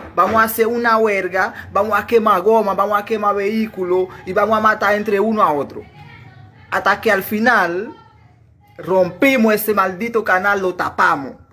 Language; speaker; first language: Spanish; non-native, fluent; Haitian Creole